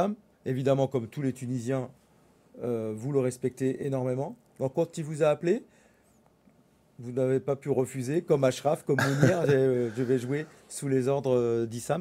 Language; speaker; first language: French; native; French